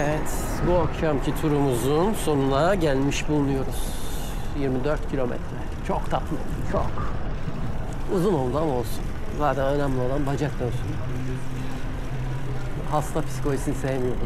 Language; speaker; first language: Turkish; native; Turkish